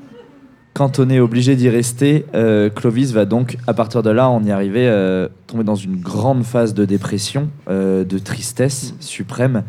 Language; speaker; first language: French; native; French